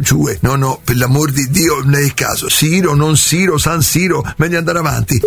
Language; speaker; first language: Italian; native; Italian